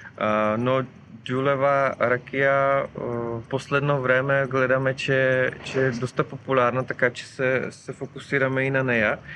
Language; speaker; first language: Bulgarian; non-native, fluent; Czech